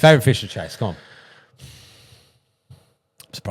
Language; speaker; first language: English; native; English